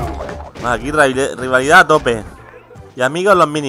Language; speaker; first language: Spanish; native; Spanish